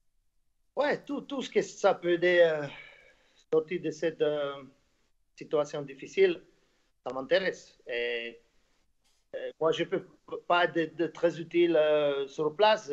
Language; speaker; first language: French; non-native, fluent; Slovak